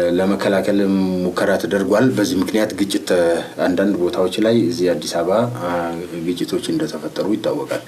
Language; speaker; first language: Amharic; non-native, local second language; Oromo